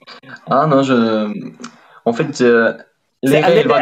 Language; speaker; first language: French; non-native, fluent; Ukrainian